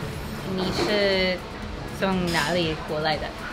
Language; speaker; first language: Chinese; non-native, learner; English